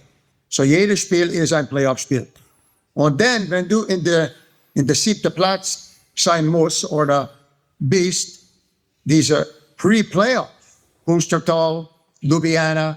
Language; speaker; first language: German; non-native, fluent; English